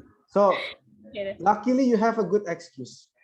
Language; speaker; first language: English; non-native, fluent; Indonesian